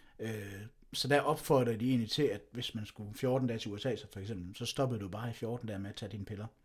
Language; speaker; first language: Danish; native; Danish